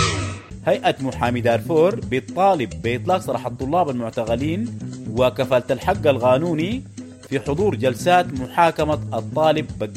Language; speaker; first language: Arabic; native; Arabic